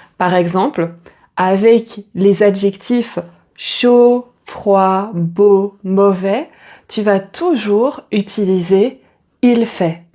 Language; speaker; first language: French; native; French